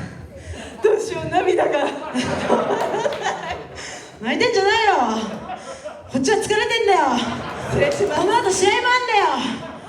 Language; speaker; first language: Japanese; native; Japanese